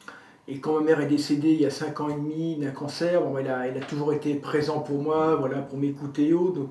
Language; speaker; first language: French; native; French